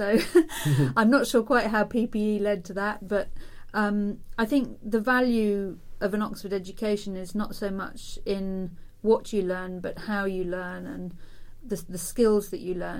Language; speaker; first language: English; native; English